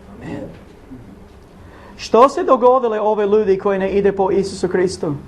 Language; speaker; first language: Bosnian; non-native, learner; English